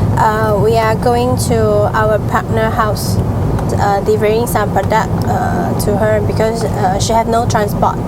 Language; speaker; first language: English; non-native, local second language; Malay